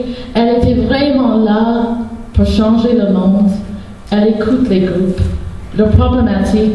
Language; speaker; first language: French; non-native, local second language; English